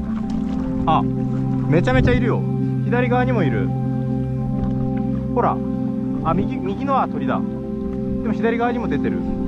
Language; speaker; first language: Japanese; native; Japanese